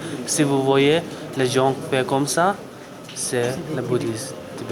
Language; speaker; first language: French; non-native, learner; Tibetan